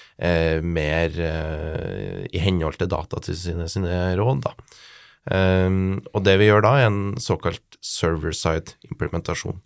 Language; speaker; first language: Norwegian; native; Norwegian